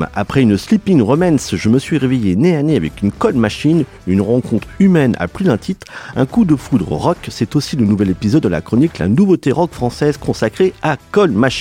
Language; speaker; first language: French; native; French